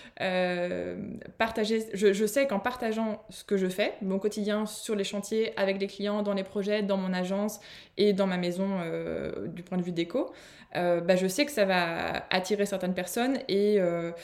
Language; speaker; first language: French; native; French